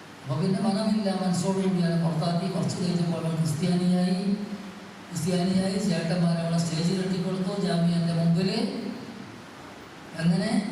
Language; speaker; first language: Malayalam; native; Malayalam